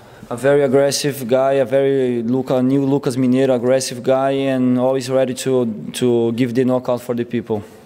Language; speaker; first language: English; non-native, learner; Portuguese